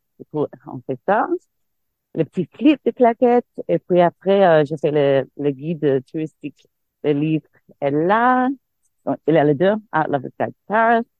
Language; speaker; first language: French; non-native, fluent; English